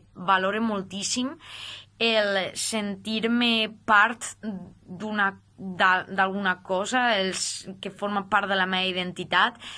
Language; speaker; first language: Catalan; non-native, local second language; Spanish